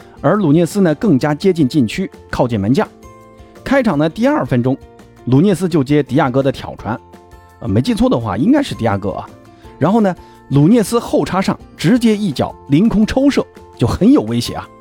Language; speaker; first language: Chinese; native; Chinese